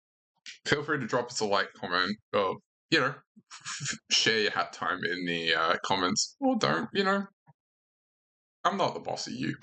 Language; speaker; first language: English; native; English